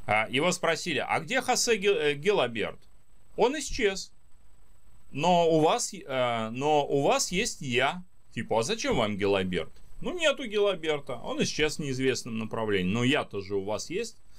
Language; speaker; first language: Russian; native; Russian